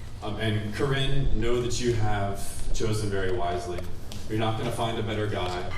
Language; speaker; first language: English; native; English